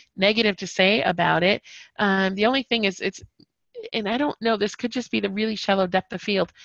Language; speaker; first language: English; native; English